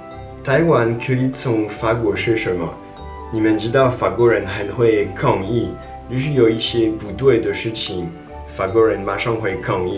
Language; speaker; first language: Chinese; non-native, fluent; French